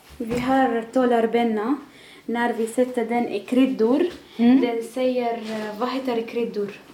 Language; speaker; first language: Swedish; non-native, learner; Arabic